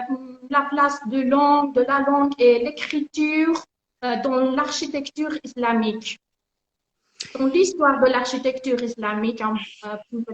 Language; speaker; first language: French; non-native, learner; Persian